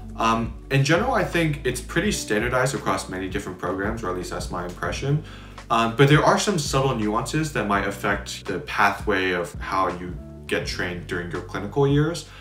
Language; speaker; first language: English; native; English